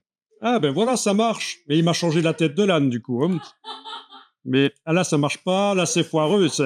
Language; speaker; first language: French; native; French